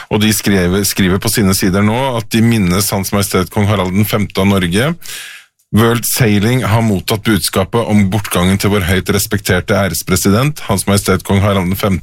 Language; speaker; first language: Norwegian; native; Norwegian